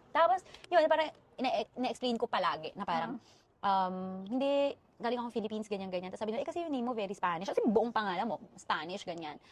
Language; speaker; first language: Filipino; native; Filipino